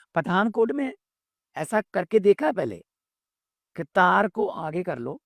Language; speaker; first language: Hindi; non-native, local second language; Punjabi